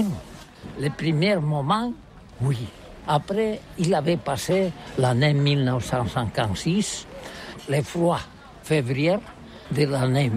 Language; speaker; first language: French; non-native, learner; Catalan